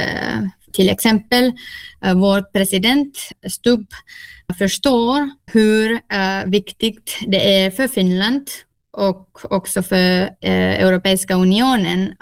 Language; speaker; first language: Swedish; non-native, local second language; Finnish